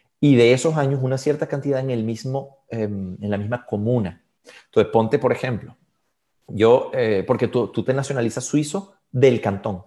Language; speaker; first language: Spanish; native; Spanish